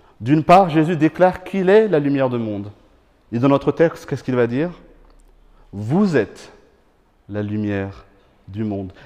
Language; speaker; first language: French; non-native, local second language; Malagasy